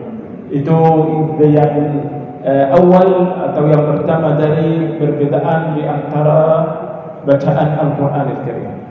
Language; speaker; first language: Indonesian; non-native, learner; Arabic